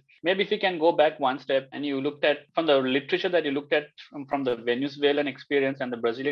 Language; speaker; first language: English; non-native, local second language; Sinhala